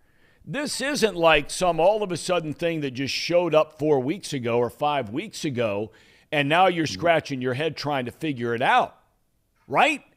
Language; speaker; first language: English; native; English